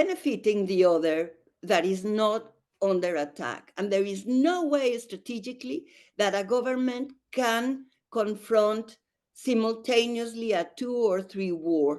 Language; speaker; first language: English; non-native, fluent; Spanish